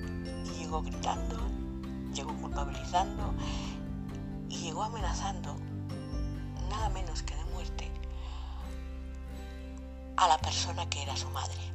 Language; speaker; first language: Spanish; native; Spanish